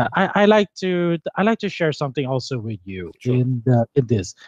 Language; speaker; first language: English; non-native, local second language; Filipino